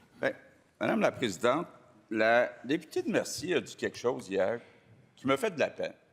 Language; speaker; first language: French; native; French